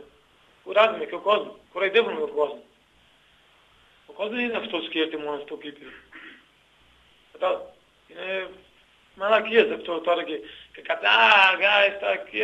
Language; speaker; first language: Greek; non-native, learner; Portuguese